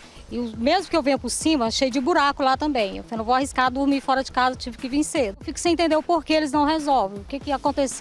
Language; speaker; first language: Portuguese; native; Portuguese